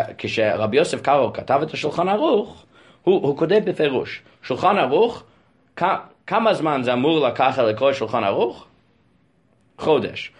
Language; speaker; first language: Hebrew; non-native, fluent; English